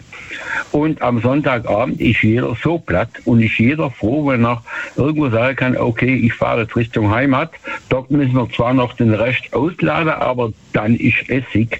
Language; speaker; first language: German; native; German